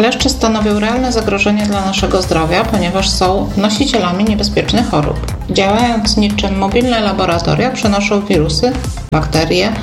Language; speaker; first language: Polish; native; Polish